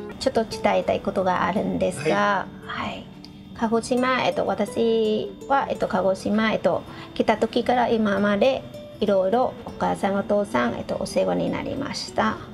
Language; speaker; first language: Japanese; non-native, learner; Vietnamese